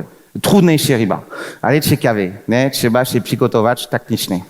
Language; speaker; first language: Polish; non-native, fluent; French